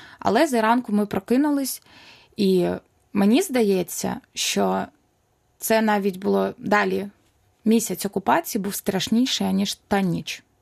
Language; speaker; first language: Ukrainian; non-native, local second language; Russian